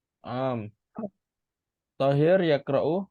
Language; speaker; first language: Arabic; non-native, fluent; Indonesian